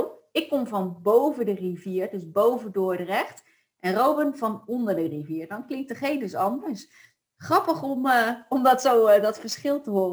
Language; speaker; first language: Dutch; native; Dutch